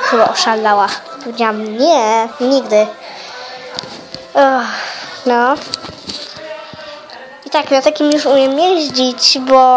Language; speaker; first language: Polish; early bilingual, heritage; Polish